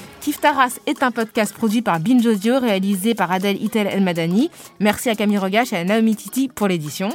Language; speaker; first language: French; early bilingual, other home language; Wolof